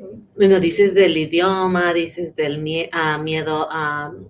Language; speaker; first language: Spanish; native; Spanish